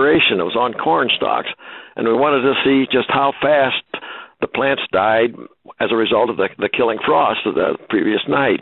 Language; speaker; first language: English; native; English